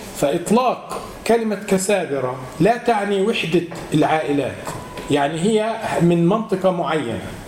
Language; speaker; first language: Arabic; native; Arabic